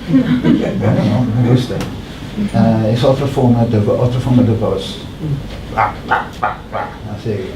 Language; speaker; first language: Spanish; non-native, fluent; English